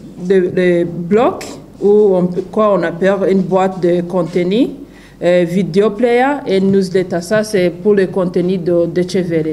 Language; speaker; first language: French; non-native, fluent; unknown